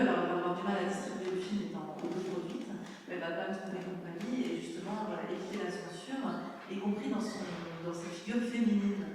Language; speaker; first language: French; native; French